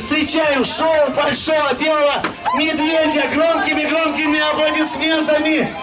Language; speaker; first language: Russian; native; Russian